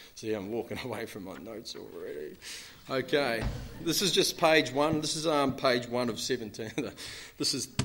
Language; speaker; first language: English; native; English